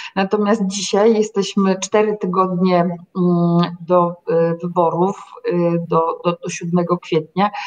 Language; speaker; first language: Polish; native; Polish